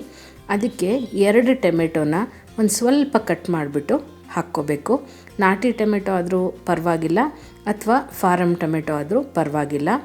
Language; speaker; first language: Kannada; native; Kannada